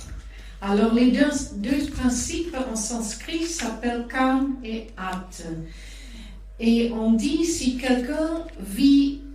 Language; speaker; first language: French; non-native, fluent; German